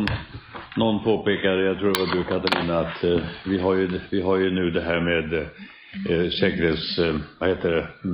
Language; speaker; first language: Swedish; native; Swedish